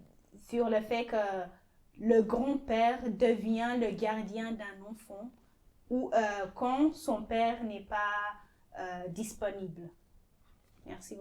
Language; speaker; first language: French; non-native, fluent; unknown